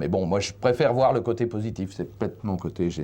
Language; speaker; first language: French; native; French